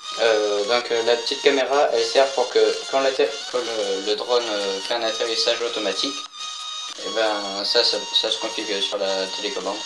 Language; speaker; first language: French; native; French